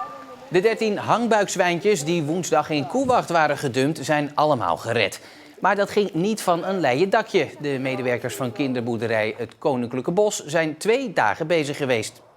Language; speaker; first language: Dutch; native; Dutch